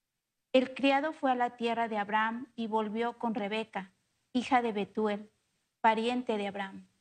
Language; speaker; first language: Spanish; native; Spanish